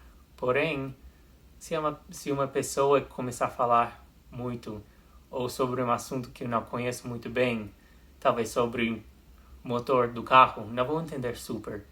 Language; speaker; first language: Portuguese; non-native, fluent; English